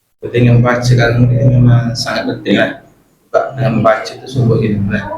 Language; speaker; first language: Malay; native; Malay